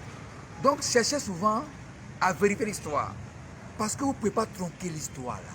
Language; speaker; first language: French; native; French